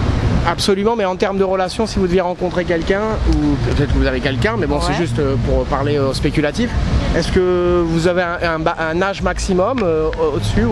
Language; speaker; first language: French; native; French